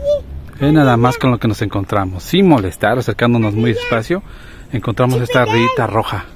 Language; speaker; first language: Spanish; native; Spanish